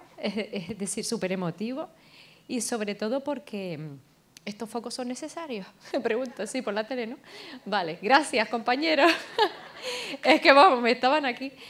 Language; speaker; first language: Spanish; native; Spanish